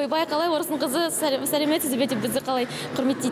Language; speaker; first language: Kazakh; non-native, local second language; Russian